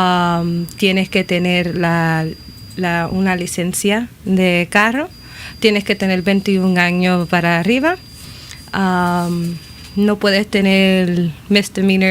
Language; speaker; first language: Spanish; early bilingual, other home language; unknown